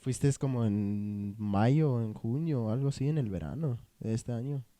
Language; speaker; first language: Spanish; early bilingual, heritage; Spanish